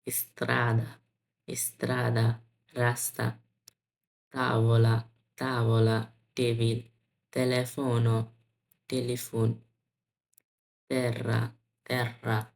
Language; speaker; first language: Bangla; native; Bangla